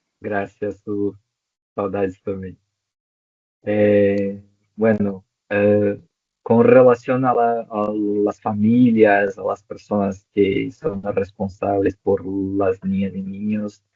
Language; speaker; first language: Spanish; non-native, local second language; Portuguese